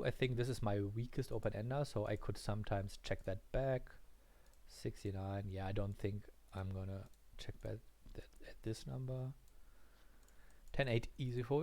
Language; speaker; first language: English; non-native, fluent; German